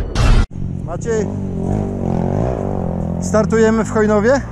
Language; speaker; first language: Polish; native; Polish